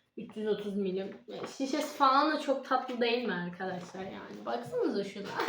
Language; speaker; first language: Turkish; native; Turkish